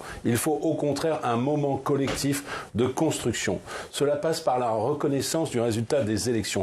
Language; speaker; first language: French; native; French